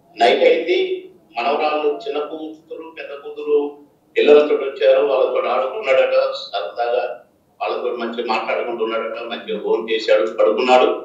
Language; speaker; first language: Telugu; native; Telugu